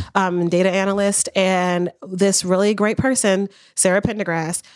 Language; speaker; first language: English; native; English